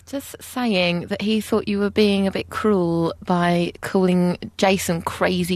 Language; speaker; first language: English; native; English